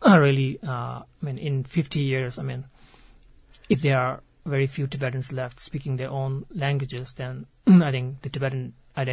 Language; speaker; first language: English; non-native, local second language; Tibetan